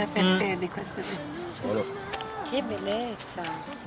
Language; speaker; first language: Italian; native; Italian